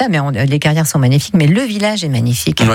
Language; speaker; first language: French; native; French